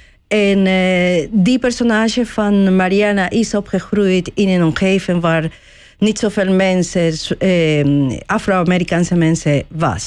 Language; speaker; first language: Dutch; non-native, learner; Spanish